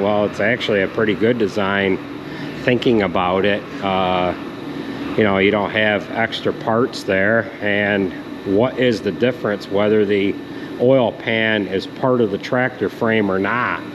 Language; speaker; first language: English; native; English